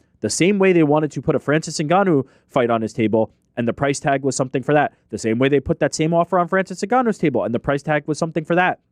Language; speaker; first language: English; native; English